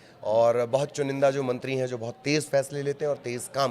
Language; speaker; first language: Hindi; native; Hindi